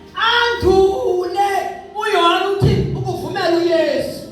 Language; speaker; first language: Zulu; non-native, local second language; Xhosa